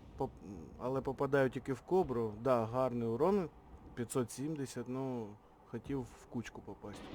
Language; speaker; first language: Ukrainian; non-native, local second language; Russian